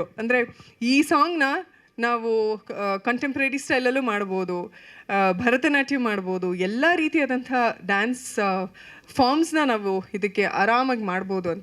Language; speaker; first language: Kannada; native; Kannada